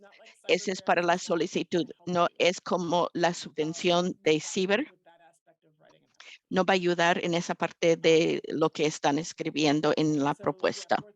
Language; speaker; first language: Spanish; non-native, fluent; English